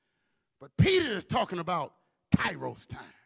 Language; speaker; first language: English; native; English